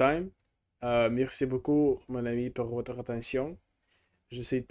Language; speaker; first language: French; non-native, learner; Russian